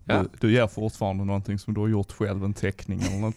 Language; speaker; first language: Swedish; native; Swedish